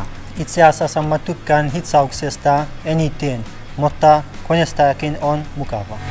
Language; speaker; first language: Finnish; non-native, local second language; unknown